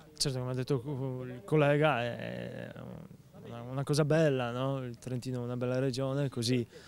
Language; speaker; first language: Italian; non-native, fluent; Polish